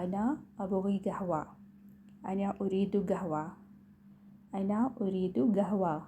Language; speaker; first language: Arabic; non-native, fluent; Urdu